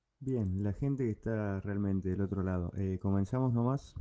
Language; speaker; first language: Spanish; native; Spanish